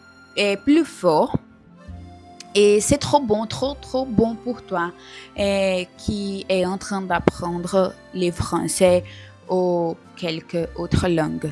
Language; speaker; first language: French; non-native, learner; Portuguese